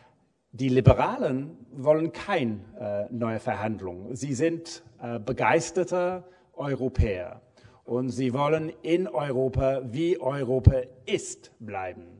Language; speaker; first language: German; non-native, fluent; English